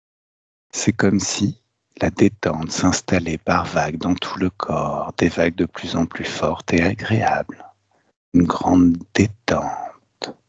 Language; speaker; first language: French; native; French